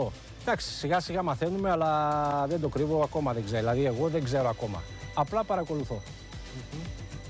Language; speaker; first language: Greek; native; Greek